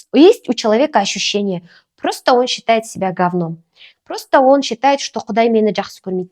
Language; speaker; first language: Russian; non-native, local second language; Kazakh